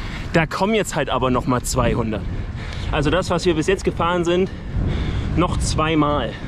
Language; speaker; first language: German; native; German